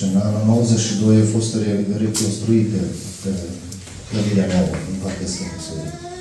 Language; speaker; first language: Romanian; non-native, learner; Russian